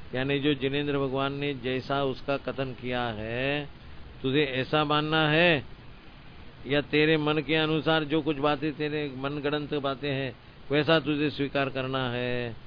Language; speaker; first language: Hindi; non-native, local second language; Gujarati